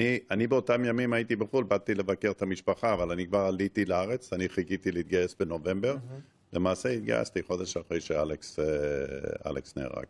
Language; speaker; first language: Hebrew; non-native, fluent; English